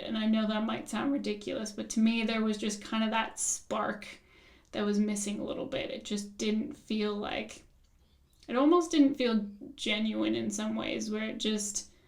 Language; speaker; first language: English; native; English